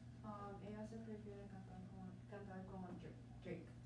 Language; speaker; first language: Spanish; non-native, learner; English